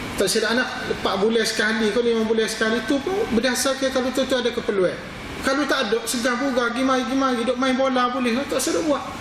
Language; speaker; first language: Malay; native; Malay